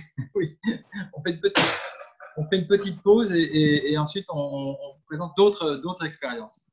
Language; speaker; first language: French; native; French